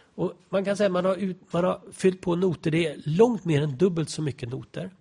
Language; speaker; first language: Swedish; native; Swedish